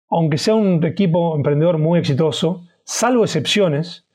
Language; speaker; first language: Spanish; native; Spanish